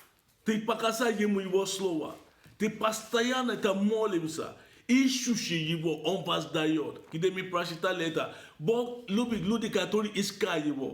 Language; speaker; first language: Russian; non-native, learner; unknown